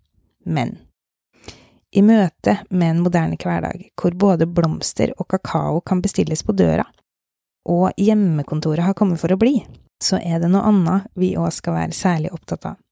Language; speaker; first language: Norwegian; native; Norwegian